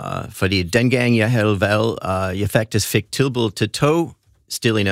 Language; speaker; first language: Danish; non-native, fluent; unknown